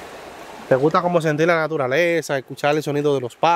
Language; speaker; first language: Spanish; native; Spanish